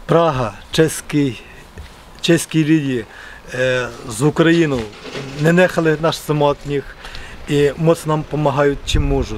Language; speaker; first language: Czech; non-native, learner; Ukrainian